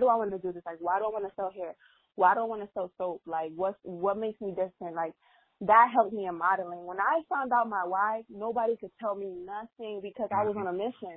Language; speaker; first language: English; non-native, fluent; Spanish